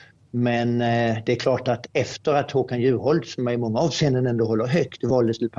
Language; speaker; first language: Swedish; native; Swedish